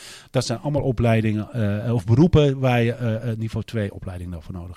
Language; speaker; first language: Dutch; native; Dutch